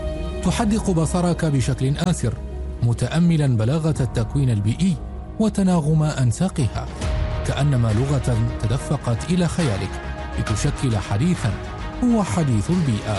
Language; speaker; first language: Arabic; native; Arabic